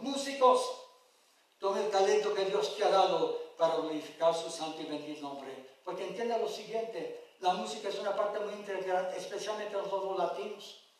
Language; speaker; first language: Spanish; early bilingual, heritage; Spanish